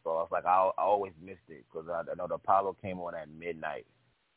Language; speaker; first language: English; native; English